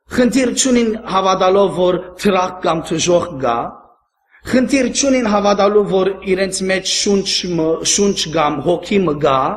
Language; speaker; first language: Armenian; early bilingual, heritage; Armenian